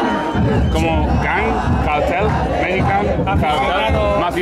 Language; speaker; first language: Spanish; non-native, learner; English